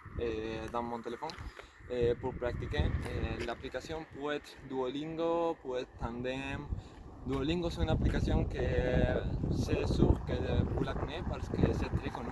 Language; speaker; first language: French; non-native, learner; Spanish